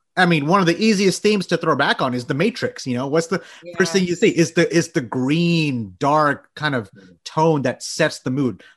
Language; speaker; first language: English; early bilingual, other home language; Bangla